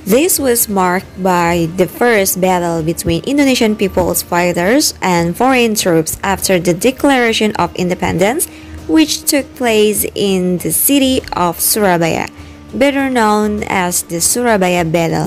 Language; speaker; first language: English; non-native, fluent; Indonesian